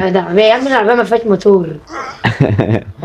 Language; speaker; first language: Arabic; native; Arabic